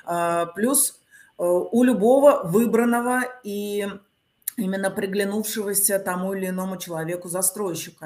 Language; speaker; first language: Russian; native; Russian